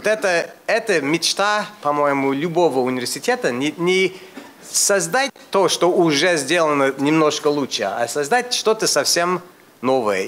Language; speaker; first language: Russian; non-native, fluent; English